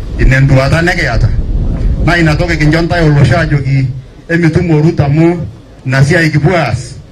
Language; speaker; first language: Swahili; non-native, local second language; Masai